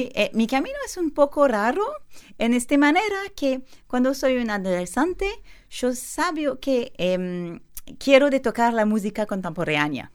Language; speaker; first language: Spanish; non-native, learner; French